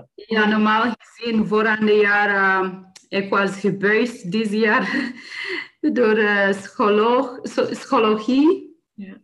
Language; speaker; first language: Dutch; non-native, fluent; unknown